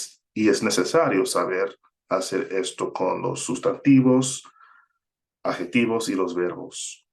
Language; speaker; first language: Spanish; non-native, fluent; English